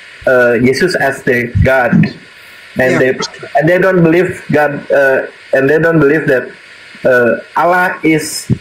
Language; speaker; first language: English; non-native, learner; Indonesian